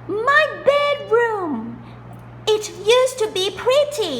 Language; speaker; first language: English; non-native, fluent; Thai